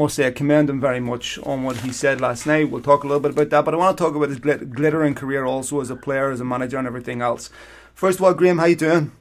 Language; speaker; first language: English; native; English